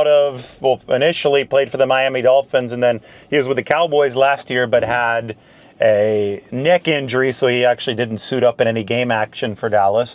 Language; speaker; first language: English; native; English